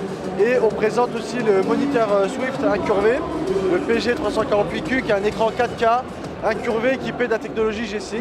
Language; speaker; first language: French; native; French